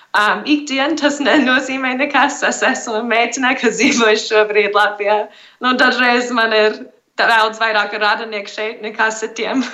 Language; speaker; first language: Latvian; early bilingual, heritage; English